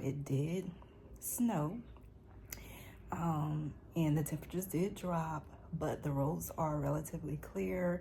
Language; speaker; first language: English; native; English